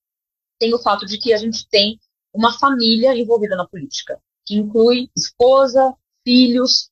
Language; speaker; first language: Portuguese; native; Portuguese